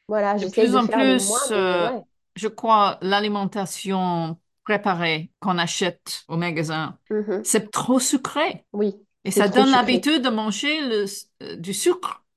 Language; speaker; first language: French; non-native, fluent; English